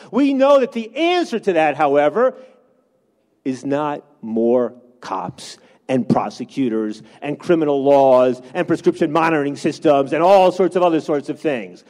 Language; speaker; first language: English; native; English